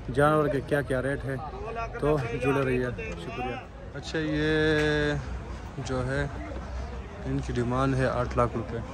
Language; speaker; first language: Urdu; non-native, local second language; Pashto